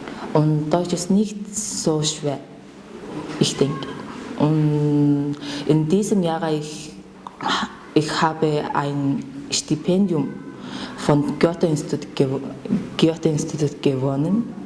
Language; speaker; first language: German; non-native, learner; Mongolian